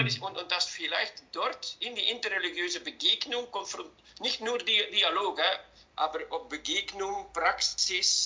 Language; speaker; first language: German; non-native, fluent; Dutch